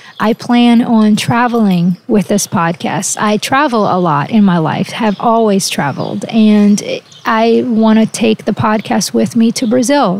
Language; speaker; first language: English; early bilingual, other home language; Portuguese